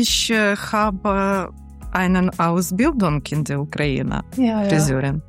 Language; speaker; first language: German; non-native, learner; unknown